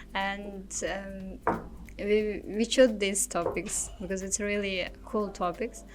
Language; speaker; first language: English; non-native, learner; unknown